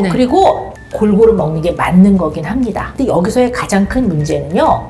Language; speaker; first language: Korean; native; Korean